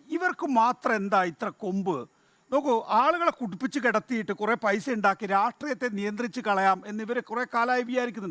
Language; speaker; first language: Malayalam; native; Malayalam